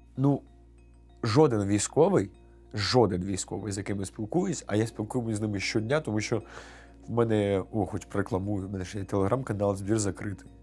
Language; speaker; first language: Ukrainian; non-native, local second language; Russian